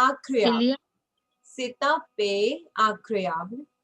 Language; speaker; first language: French; non-native, fluent; Hindi